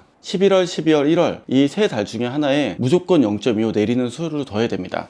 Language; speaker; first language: Korean; native; Korean